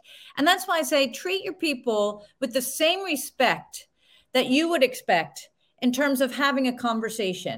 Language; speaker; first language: English; native; English